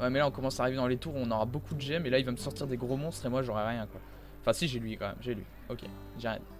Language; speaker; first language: French; native; French